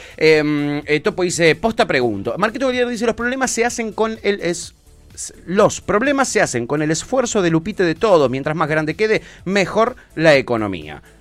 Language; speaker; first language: Spanish; native; Spanish